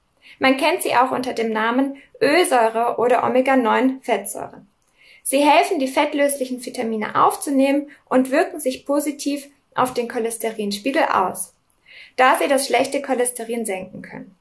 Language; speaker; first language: German; native; German